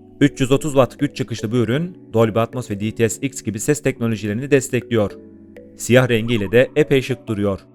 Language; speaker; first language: Turkish; native; Turkish